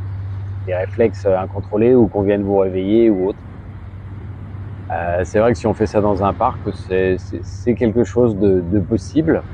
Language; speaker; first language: French; native; French